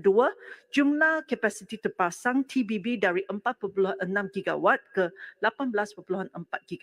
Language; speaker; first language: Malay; non-native, local second language; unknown